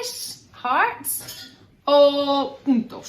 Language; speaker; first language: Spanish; non-native, learner; English